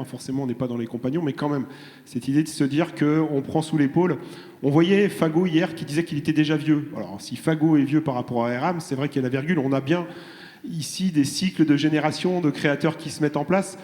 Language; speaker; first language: French; native; French